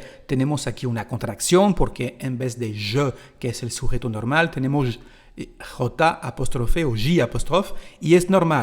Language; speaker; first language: Spanish; non-native, fluent; French